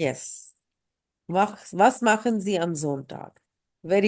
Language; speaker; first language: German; non-native, fluent; Hindi